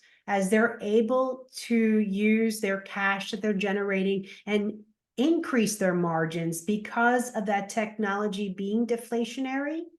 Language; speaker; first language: English; native; English